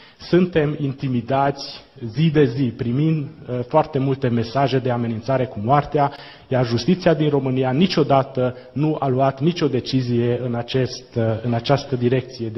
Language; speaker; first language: Romanian; non-native, local second language; Hungarian